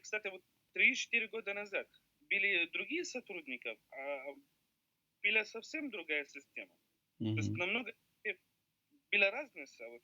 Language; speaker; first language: Russian; non-native, learner; Arabic